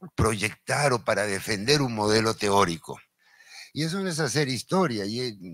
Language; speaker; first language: Spanish; native; Spanish